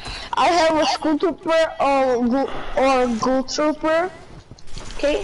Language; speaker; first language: English; non-native, learner; Slovak